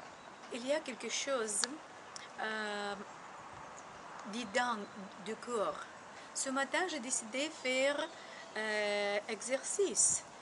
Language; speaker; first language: French; non-native, learner; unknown